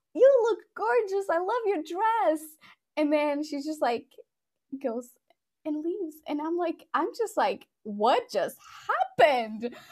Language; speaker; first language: English; non-native, fluent; Portuguese